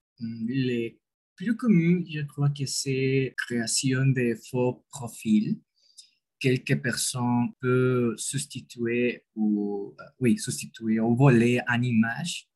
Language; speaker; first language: French; non-native, learner; Spanish